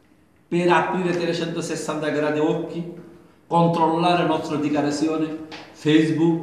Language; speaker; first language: Italian; non-native, learner; Bangla